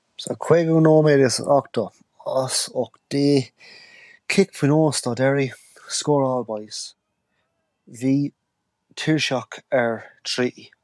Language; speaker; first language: Irish; non-native, local second language; English